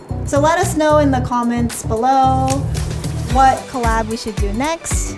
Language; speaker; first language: English; native; English